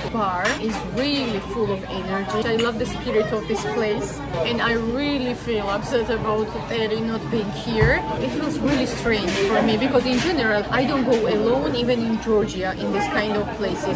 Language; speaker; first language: English; non-native, fluent; Georgian